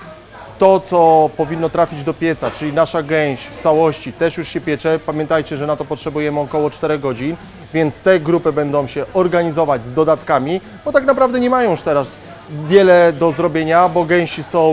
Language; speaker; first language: Polish; native; Polish